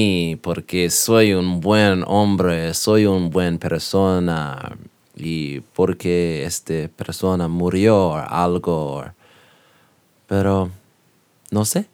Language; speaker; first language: Spanish; non-native, learner; English